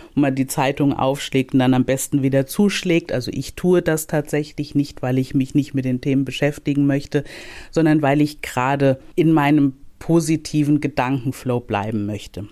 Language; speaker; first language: German; native; German